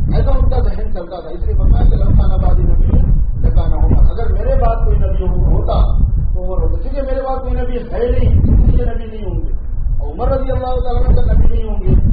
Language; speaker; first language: Urdu; native; Urdu